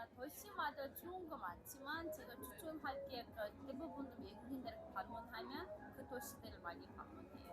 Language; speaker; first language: Korean; non-native, fluent; Kazakh